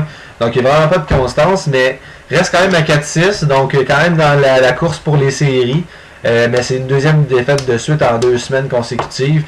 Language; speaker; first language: French; native; French